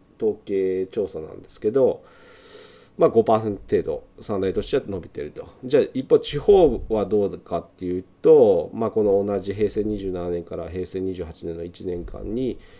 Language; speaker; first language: Japanese; native; Japanese